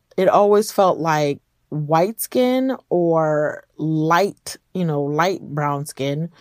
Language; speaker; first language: English; early bilingual, other home language; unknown